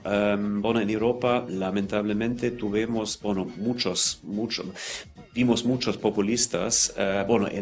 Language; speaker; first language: Spanish; non-native, fluent; German